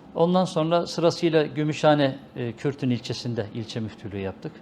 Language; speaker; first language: Turkish; native; Turkish